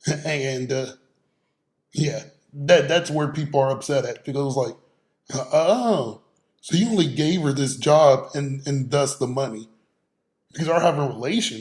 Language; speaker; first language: English; native; English